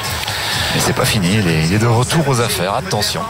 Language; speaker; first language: French; native; French